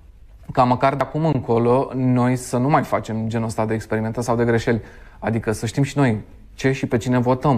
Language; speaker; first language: Romanian; native; Romanian